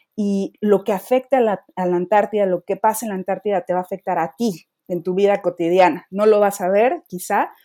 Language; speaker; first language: Spanish; native; Spanish